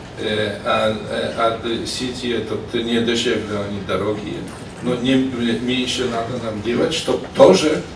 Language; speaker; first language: Russian; non-native, learner; Polish